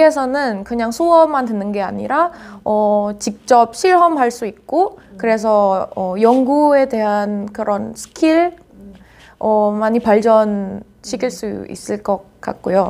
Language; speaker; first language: Korean; non-native, fluent; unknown